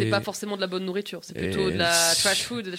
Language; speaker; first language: French; native; French